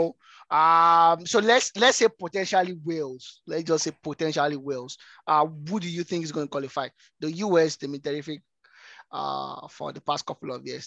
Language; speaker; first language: English; non-native, local second language; Yoruba